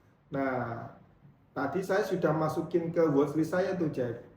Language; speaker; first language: Indonesian; native; Indonesian